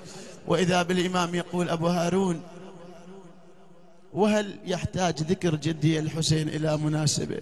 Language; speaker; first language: Arabic; native; Arabic